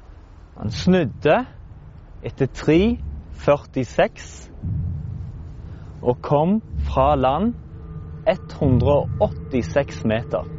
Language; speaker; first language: Norwegian; native; Norwegian